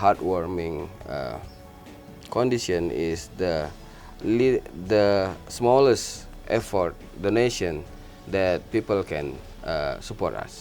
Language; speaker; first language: English; non-native, learner; Indonesian